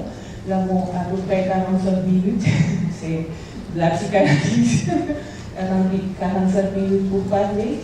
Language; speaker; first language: French; non-native, fluent; Portuguese